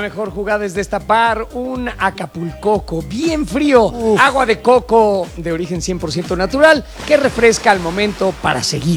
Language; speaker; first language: Spanish; native; Spanish